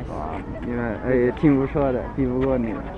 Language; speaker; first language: Chinese; native; Chinese